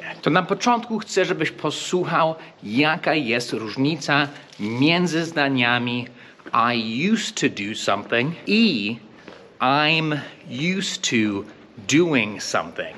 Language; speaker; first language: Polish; non-native, fluent; English